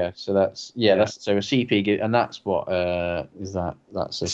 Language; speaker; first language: English; native; English